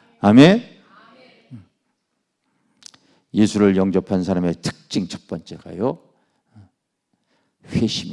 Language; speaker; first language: Korean; native; Korean